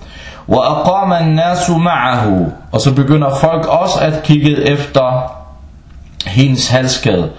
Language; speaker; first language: Danish; non-native, local second language; Arabic